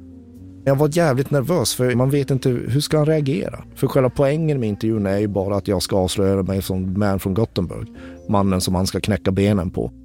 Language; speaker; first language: Swedish; native; Swedish